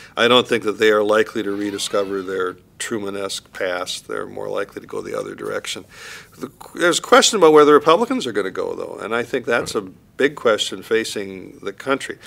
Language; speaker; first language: English; native; English